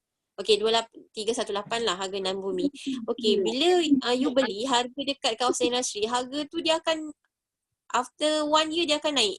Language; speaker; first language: Malay; native; Malay